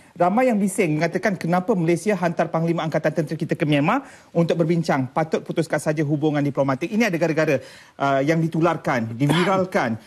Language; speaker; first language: Malay; native; Malay